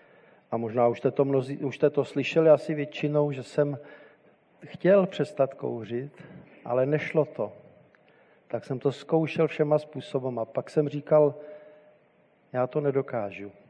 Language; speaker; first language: Czech; native; Czech